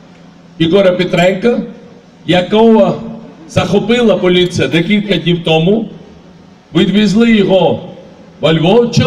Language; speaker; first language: Ukrainian; non-native, fluent; Georgian